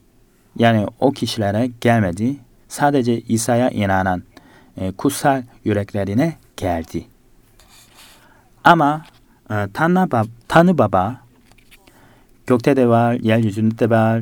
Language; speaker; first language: Turkish; non-native, fluent; Korean